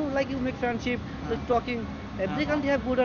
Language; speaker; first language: English; non-native, learner; Bangla